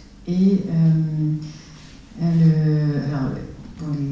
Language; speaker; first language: French; native; French